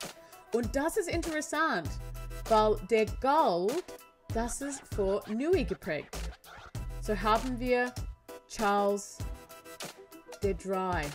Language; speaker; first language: German; non-native, learner; English